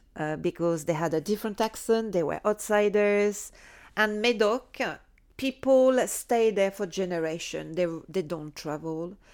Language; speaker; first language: English; non-native, fluent; French